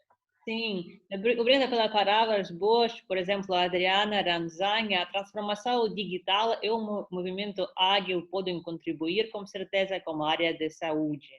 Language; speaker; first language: Portuguese; non-native, fluent; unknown